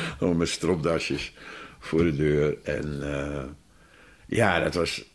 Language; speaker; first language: Dutch; native; Dutch